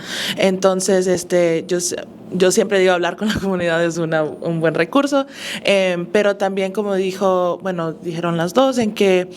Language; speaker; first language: Spanish; early bilingual, other home language; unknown